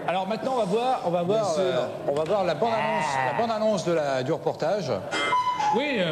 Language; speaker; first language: French; native; French